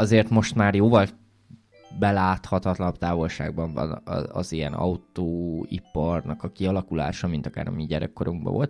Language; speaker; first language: Hungarian; native; Hungarian